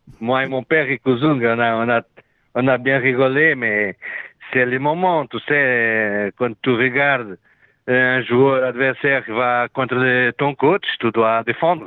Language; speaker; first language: French; non-native, learner; Portuguese